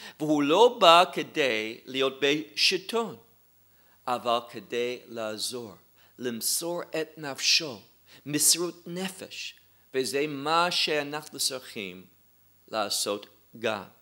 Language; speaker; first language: Hebrew; non-native, fluent; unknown